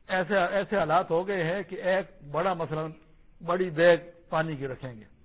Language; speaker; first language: Urdu; non-native, local second language; Pashto